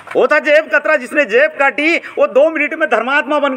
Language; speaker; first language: Hindi; non-native, local second language; Marathi